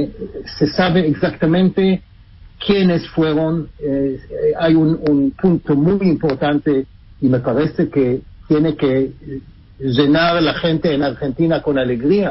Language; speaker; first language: Spanish; non-native, fluent; Hebrew